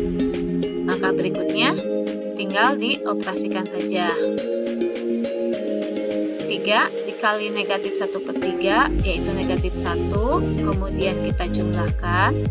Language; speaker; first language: Indonesian; native; Indonesian